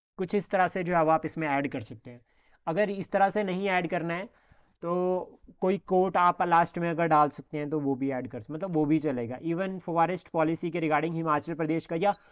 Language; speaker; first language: Hindi; native; Hindi